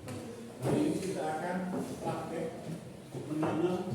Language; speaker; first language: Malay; non-native, local second language; Javanese